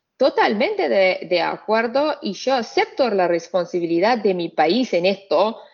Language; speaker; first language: Spanish; non-native, fluent; Arabic